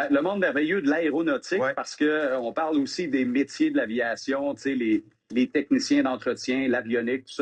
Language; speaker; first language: French; native; French